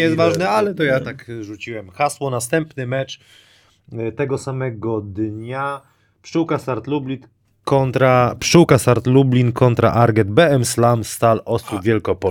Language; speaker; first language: Polish; native; Polish